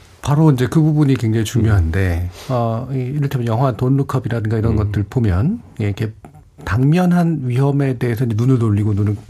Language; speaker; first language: Korean; native; Korean